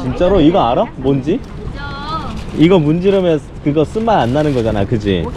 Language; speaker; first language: Korean; native; Korean